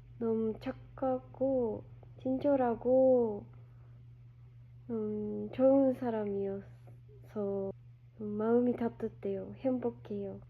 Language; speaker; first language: Korean; non-native, learner; Japanese